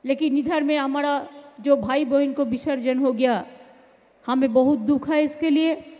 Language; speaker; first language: Hindi; non-native, local second language; Bangla